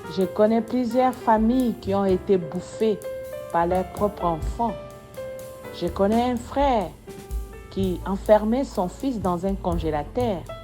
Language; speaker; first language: French; non-native, local second language; Lingala